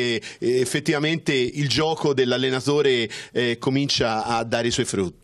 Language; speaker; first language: Italian; native; Italian